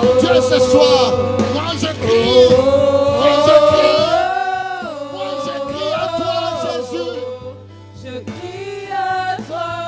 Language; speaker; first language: French; non-native, local second language; Lingala